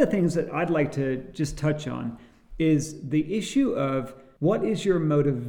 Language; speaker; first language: English; native; English